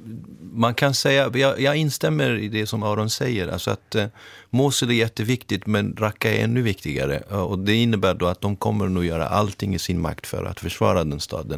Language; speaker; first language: Swedish; native; Swedish